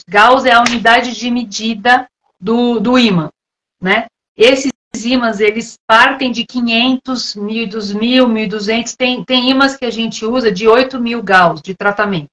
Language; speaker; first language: Portuguese; native; Portuguese